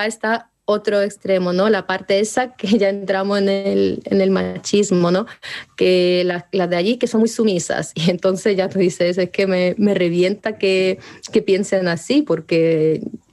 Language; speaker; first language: Spanish; early bilingual, other home language; Ukrainian